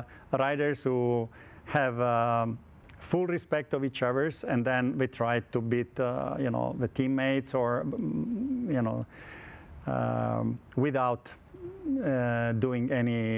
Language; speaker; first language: English; non-native, fluent; Italian